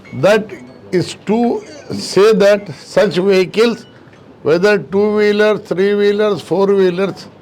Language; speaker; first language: English; non-native, local second language; Telugu